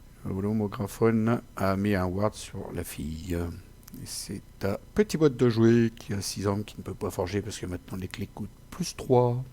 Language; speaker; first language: French; native; French